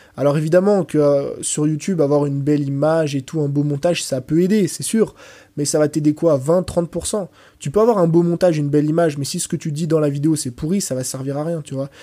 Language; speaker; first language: French; early bilingual, other home language; Portuguese